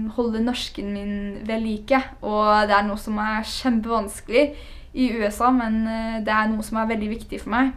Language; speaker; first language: Norwegian; non-native, fluent; English